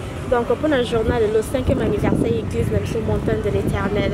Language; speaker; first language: French; non-native, local second language; Lingala